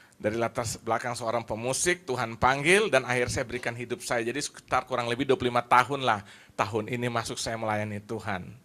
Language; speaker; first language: Indonesian; native; Indonesian